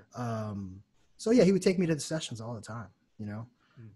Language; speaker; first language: English; native; English